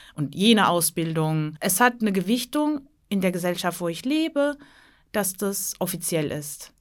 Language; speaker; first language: German; early bilingual, other home language; Turkish